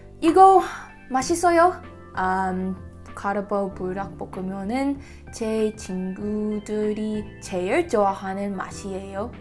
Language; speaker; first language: Korean; non-native, learner; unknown